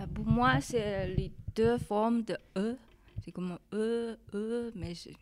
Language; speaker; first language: French; non-native, learner; Chinese